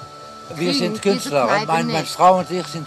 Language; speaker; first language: German; non-native, fluent; Dutch